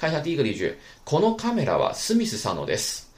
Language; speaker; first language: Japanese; non-native, fluent; Chinese